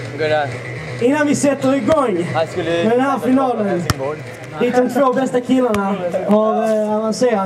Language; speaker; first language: Swedish; native; Swedish